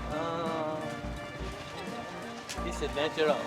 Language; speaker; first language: English; non-native, learner; Thai